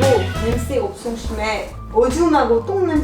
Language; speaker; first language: Korean; non-native, learner; French